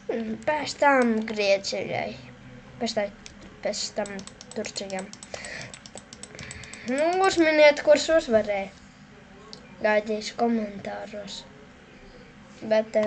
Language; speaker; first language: Latvian; non-native, local second language; Russian